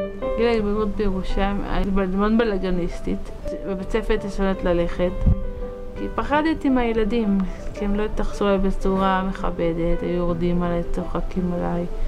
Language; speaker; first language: Hebrew; native; Hebrew